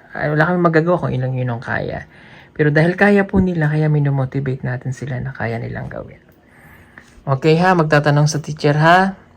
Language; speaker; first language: Filipino; non-native, local second language; Cebuano